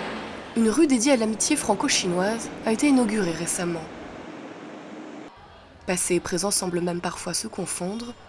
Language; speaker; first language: French; native; French